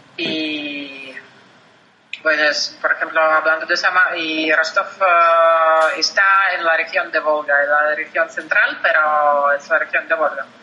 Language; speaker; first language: Spanish; non-native, fluent; Russian